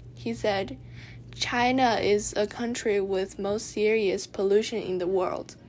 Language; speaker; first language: English; non-native, fluent; Chinese